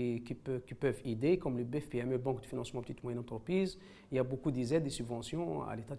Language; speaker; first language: French; non-native, local second language; Arabic